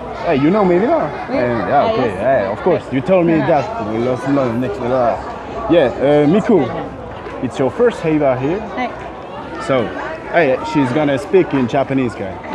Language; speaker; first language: English; non-native, learner; French